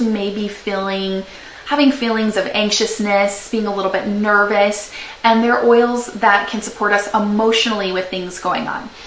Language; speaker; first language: English; native; English